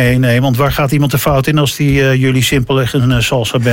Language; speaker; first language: Dutch; native; Dutch